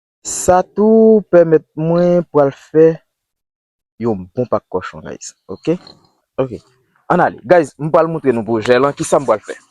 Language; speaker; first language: French; non-native, learner; Haitian Creole